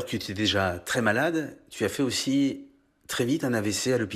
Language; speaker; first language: French; native; French